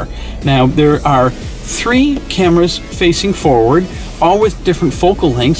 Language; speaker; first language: English; native; English